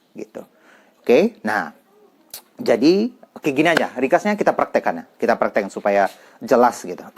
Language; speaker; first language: Indonesian; non-native, local second language; Minangkabau